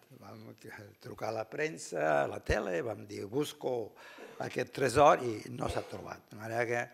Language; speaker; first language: Catalan; early bilingual, heritage; Catalan